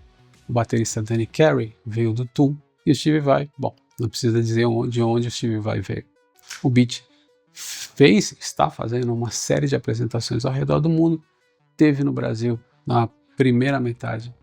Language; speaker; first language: Portuguese; native; Portuguese